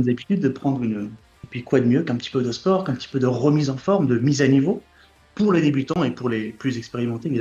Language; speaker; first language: French; native; French